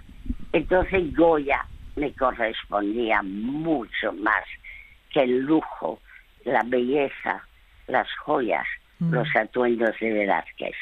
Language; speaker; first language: Spanish; early bilingual, other home language; French